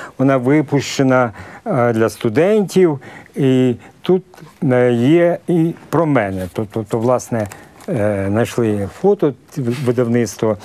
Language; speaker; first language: Ukrainian; native; Ukrainian